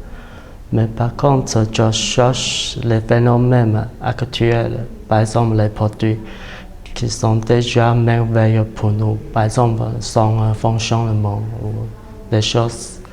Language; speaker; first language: French; non-native, fluent; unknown